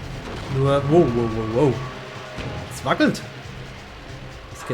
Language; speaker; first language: German; native; German